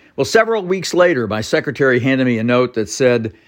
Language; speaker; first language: English; native; English